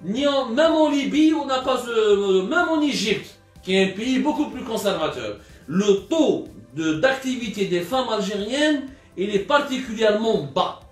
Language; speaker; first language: French; non-native, local second language; Arabic